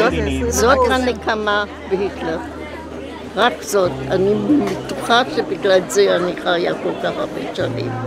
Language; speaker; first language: Hebrew; non-native, fluent; German